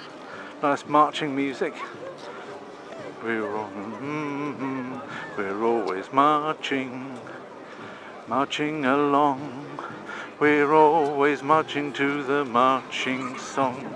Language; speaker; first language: English; native; English